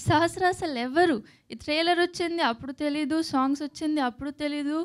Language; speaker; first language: Telugu; non-native, learner; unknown